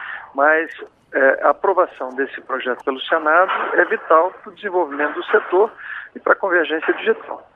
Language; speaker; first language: Portuguese; native; Portuguese